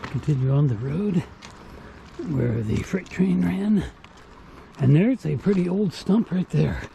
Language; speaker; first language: English; native; English